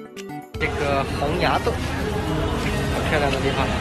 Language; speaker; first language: Chinese; non-native, fluent; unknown